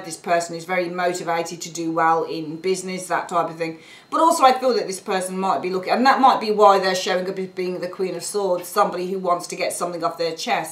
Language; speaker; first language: English; native; English